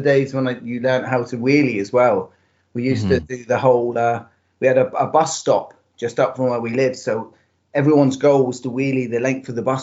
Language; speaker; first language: English; native; English